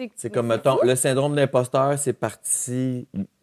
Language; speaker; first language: French; native; French